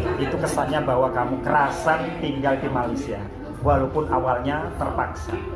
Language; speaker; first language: Indonesian; native; Indonesian